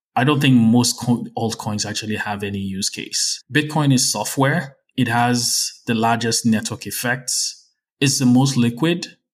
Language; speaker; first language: English; non-native, local second language; Yoruba